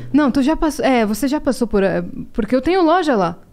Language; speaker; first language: Portuguese; native; Portuguese